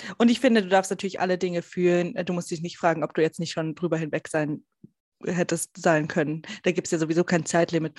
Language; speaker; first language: German; native; German